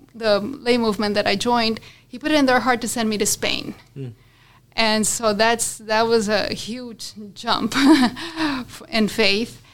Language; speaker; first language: English; non-native, fluent; Spanish